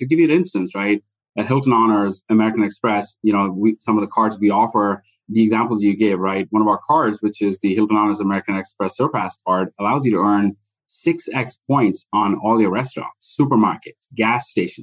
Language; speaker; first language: English; non-native, local second language; Hindi